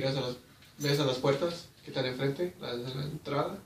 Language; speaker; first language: Spanish; early bilingual, heritage; Spanish